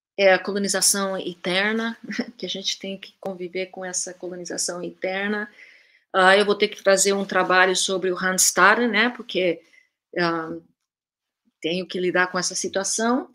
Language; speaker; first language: Portuguese; early bilingual, heritage; Portuguese